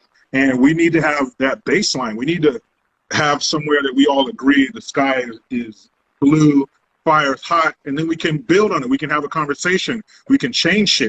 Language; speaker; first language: English; native; English